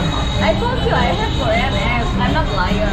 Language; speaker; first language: English; non-native, learner; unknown